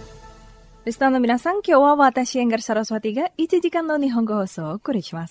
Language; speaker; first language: Japanese; non-native, fluent; Indonesian